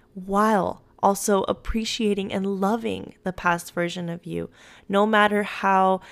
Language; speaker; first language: English; early bilingual, other home language; Spanish